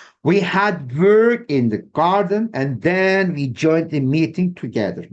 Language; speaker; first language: English; non-native, fluent; Turkish